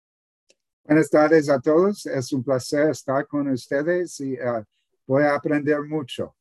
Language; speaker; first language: Spanish; non-native, learner; English